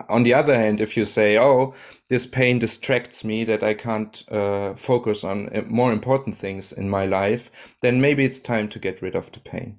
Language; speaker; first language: English; non-native, fluent; German